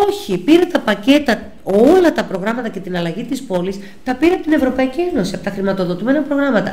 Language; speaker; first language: Greek; native; Greek